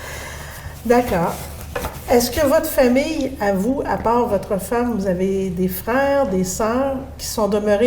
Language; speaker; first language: French; native; French